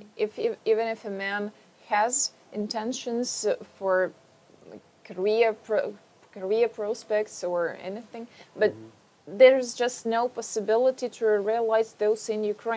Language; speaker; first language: English; non-native, fluent; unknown